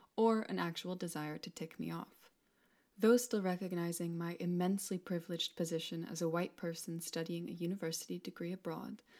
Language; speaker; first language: English; non-native, fluent; Spanish